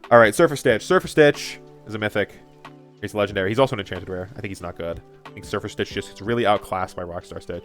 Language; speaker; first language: English; native; English